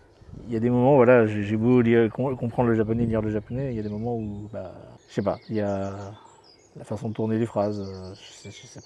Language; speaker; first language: French; native; French